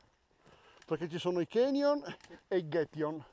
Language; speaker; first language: Italian; native; Italian